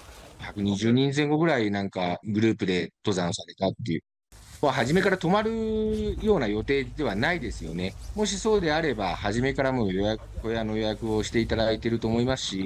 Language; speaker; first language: Japanese; native; Japanese